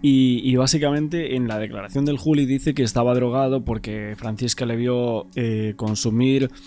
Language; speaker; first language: Spanish; native; Spanish